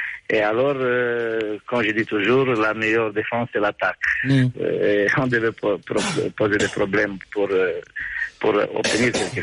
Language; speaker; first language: French; non-native, fluent; Romanian